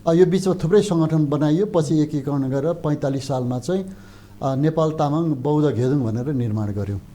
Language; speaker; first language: Nepali; non-native, local second language; Eastern Tamang